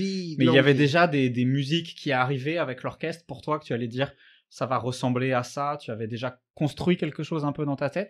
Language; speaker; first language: French; native; French